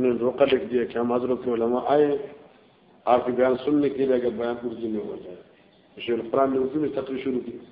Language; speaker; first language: Urdu; non-native, local second language; Northern Hindko